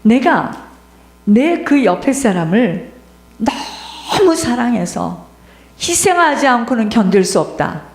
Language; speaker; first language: Korean; native; Korean